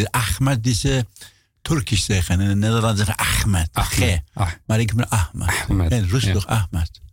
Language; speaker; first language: Dutch; non-native, learner; Persian